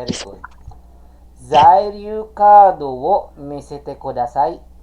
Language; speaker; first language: Japanese; non-native, fluent; Filipino